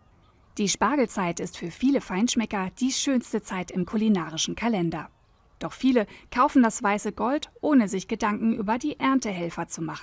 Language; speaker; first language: German; native; German